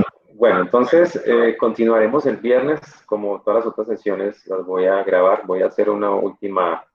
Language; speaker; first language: Spanish; native; Spanish